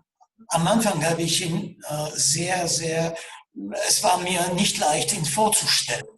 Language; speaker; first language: German; non-native, fluent; Russian